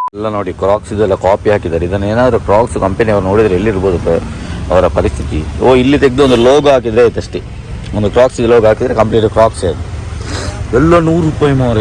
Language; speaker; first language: Kannada; non-native, local second language; Tulu